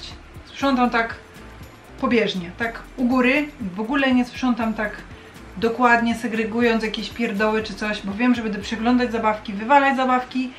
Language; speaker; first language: Polish; native; Polish